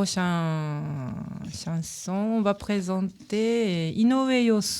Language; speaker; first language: French; non-native, learner; Japanese